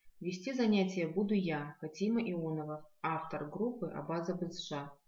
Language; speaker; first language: Russian; non-native, local second language; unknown